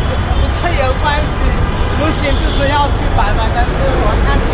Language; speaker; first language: Chinese; non-native, learner; Bangla